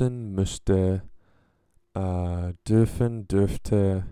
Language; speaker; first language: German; non-native, learner; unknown